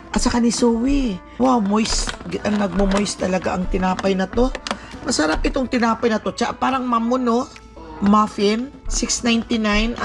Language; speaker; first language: Filipino; non-native, local second language; Cebuano